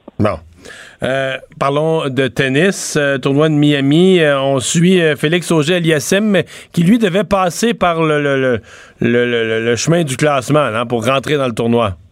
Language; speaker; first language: French; native; French